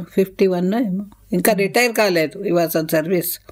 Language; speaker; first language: Telugu; non-native, local second language; Tamil